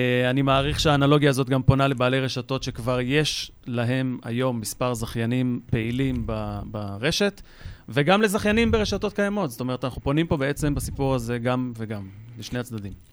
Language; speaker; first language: Hebrew; native; Hebrew